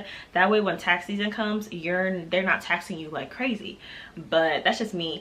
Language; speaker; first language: English; native; English